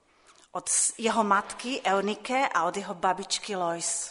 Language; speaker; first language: Czech; non-native, local second language; Polish